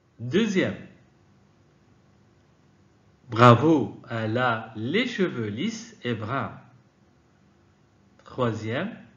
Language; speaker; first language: French; non-native, fluent; Arabic